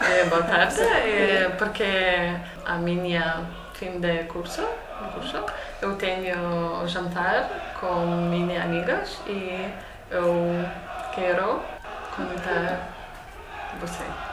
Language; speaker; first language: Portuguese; non-native, learner; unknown